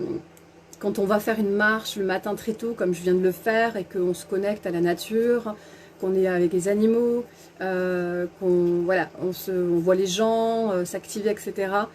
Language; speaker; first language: French; native; French